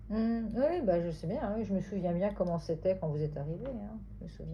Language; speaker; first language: French; native; French